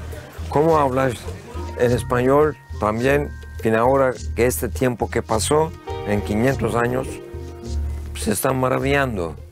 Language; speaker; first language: Spanish; early bilingual, heritage; Ladino